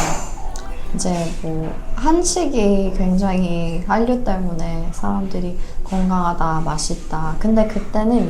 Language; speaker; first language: Korean; non-native, fluent; Persian